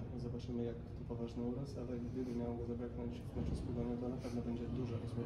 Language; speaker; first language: Polish; native; Polish